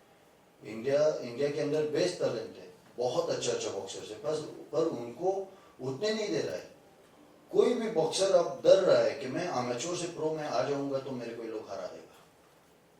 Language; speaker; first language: Hindi; non-native, fluent; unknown